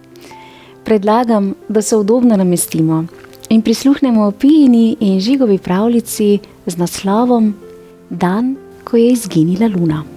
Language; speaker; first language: Slovenian; native; Slovenian